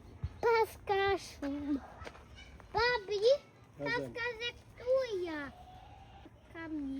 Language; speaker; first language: Albanian; early bilingual, heritage; Albanian